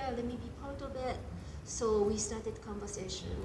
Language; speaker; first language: English; non-native, fluent; Japanese